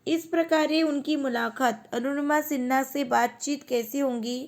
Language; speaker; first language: Hindi; non-native, local second language; Marathi